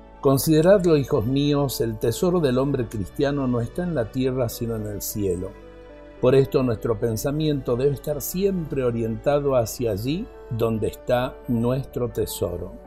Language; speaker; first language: Spanish; native; Spanish